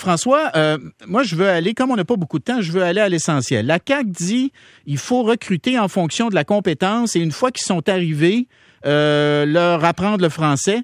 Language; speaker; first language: French; native; French